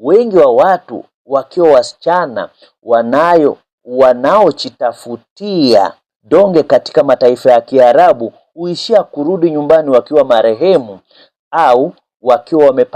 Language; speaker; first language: Swahili; native; Swahili